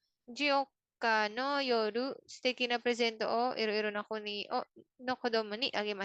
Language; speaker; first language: Japanese; non-native, fluent; Filipino